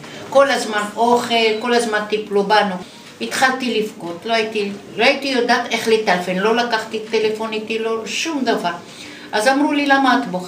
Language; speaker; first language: Hebrew; non-native, fluent; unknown